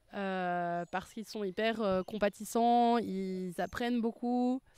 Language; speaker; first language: French; native; French